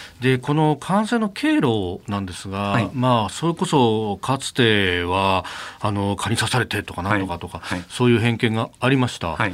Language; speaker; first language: Japanese; native; Japanese